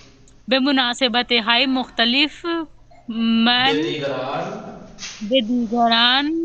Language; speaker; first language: Persian; non-native, learner; Urdu